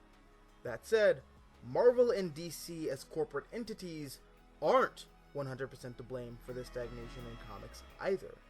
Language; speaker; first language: English; native; English